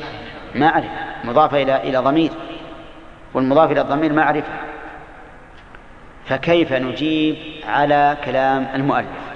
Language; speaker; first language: Arabic; native; Arabic